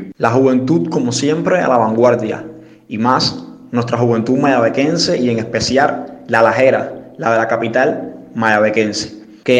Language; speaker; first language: Spanish; native; Spanish